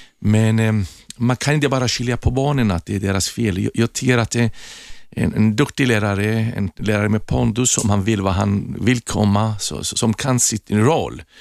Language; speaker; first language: Swedish; non-native, fluent; Greek